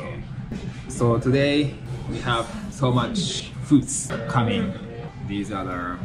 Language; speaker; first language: English; non-native, fluent; Japanese